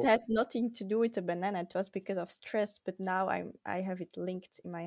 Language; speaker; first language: English; non-native, fluent; Dutch